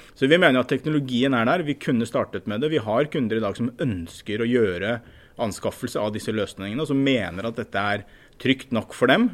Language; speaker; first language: Norwegian; native; Norwegian